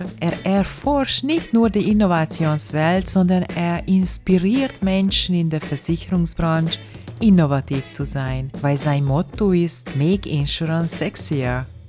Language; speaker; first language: German; non-native, fluent; Hungarian